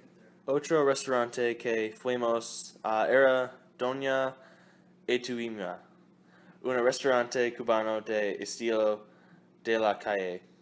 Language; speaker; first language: Spanish; non-native, learner; English